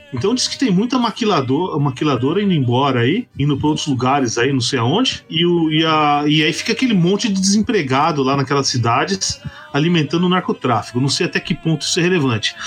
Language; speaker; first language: Portuguese; native; Portuguese